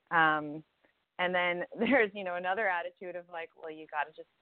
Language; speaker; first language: English; native; English